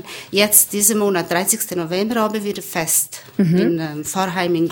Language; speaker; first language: German; non-native, learner; Bosnian